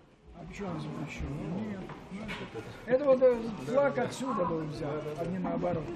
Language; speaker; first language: Russian; native; Russian